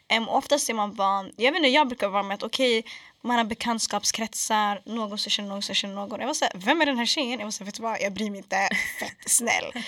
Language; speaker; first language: Swedish; early bilingual, other home language; Arabic